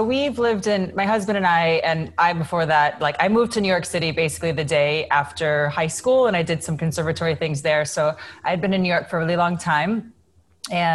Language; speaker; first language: English; native; English